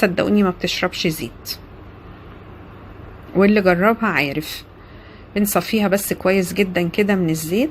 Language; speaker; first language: Arabic; native; Arabic